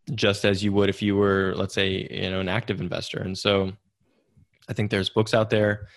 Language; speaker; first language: English; native; English